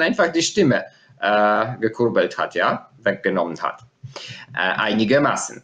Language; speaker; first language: German; non-native, fluent; Polish